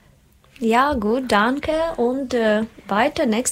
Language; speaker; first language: German; non-native, learner; Russian